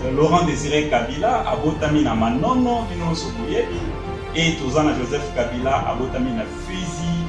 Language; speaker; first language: Lingala; native; Lingala